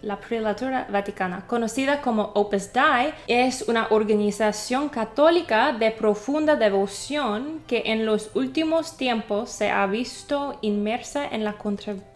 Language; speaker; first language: Spanish; non-native, learner; English